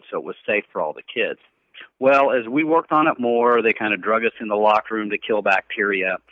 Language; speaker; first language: English; native; English